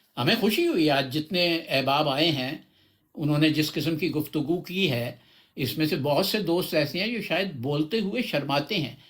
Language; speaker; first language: Urdu; non-native, local second language; Punjabi